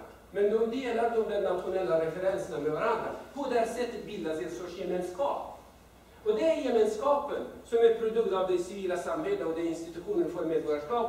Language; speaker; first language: Swedish; non-native, fluent; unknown